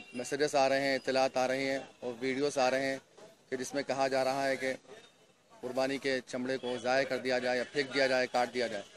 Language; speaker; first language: Urdu; native; Urdu